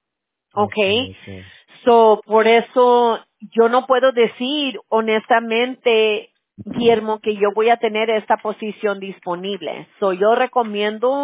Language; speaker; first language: Spanish; early bilingual, heritage; English